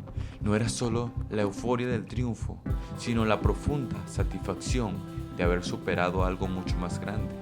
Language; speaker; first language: Spanish; native; Spanish